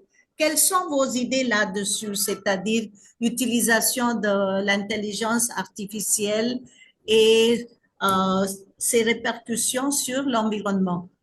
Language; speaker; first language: French; non-native, fluent; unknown